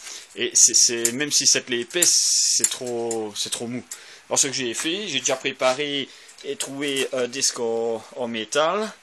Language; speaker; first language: French; native; French